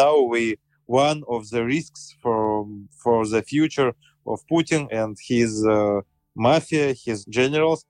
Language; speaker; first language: English; non-native, learner; Russian